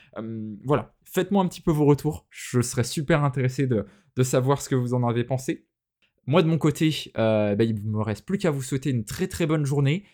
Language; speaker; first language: French; native; French